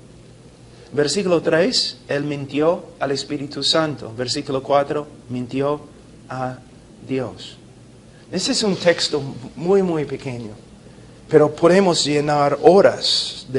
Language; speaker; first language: Spanish; non-native, fluent; English